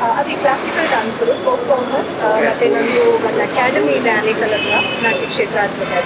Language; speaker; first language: Kannada; non-native, local second language; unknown